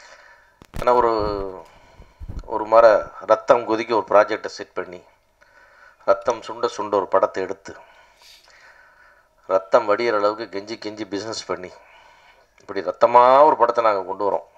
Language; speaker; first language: Tamil; native; Tamil